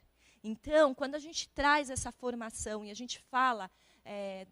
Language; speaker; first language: Portuguese; native; Portuguese